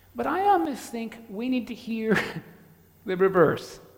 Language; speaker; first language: English; native; English